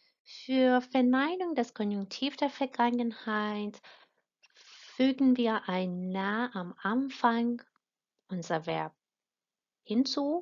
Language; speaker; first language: German; non-native, fluent; Persian